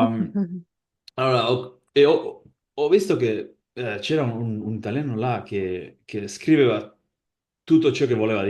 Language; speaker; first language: Italian; non-native, learner; Spanish